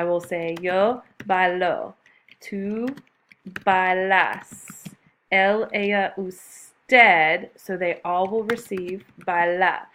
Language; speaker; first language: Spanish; non-native, fluent; English